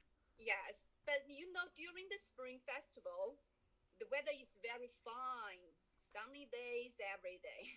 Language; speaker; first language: English; non-native, learner; Chinese